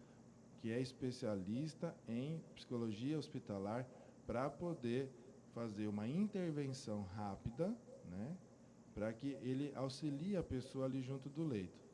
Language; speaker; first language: Portuguese; native; Portuguese